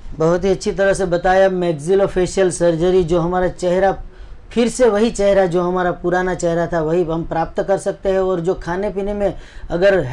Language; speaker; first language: Hindi; non-native, local second language; Gujarati